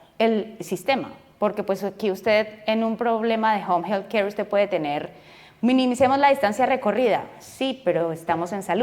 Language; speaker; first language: Spanish; native; Spanish